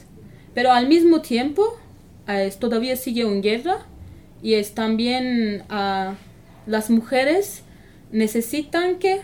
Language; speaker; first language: Spanish; non-native, learner; Kurdish